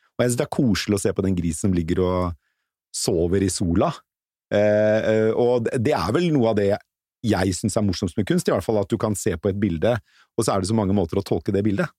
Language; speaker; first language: Norwegian; native; Norwegian